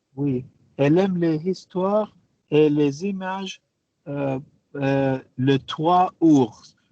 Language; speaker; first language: French; non-native, learner; English